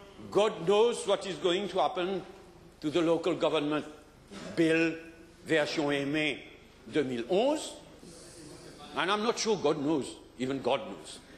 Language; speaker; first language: English; non-native, local second language; French